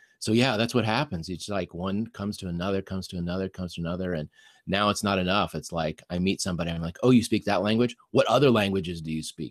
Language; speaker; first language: English; native; English